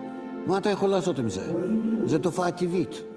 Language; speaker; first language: Hebrew; non-native, fluent; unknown